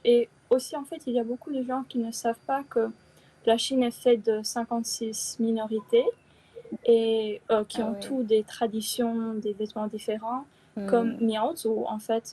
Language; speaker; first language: French; non-native, fluent; Chinese